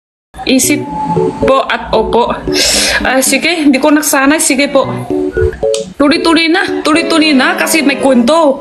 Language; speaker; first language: Filipino; non-native, learner; Chinese